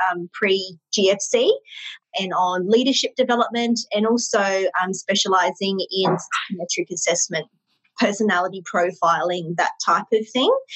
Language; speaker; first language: English; native; English